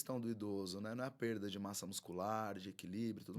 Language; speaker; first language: Portuguese; native; Portuguese